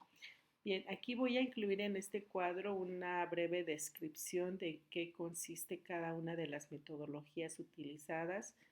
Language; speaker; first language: Spanish; native; Spanish